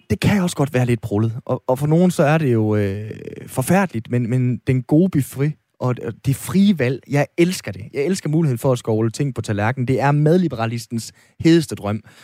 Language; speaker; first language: Danish; native; Danish